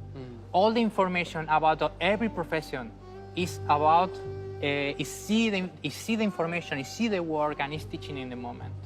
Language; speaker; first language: English; non-native, learner; Spanish